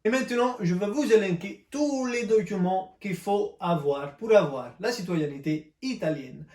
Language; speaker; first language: French; non-native, fluent; Italian